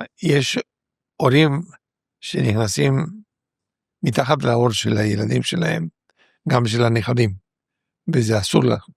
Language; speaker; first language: Hebrew; non-native, fluent; Spanish